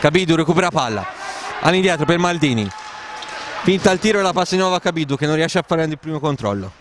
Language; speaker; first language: Italian; native; Italian